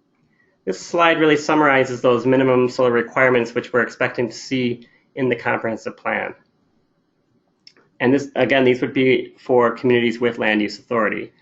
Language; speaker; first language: English; native; English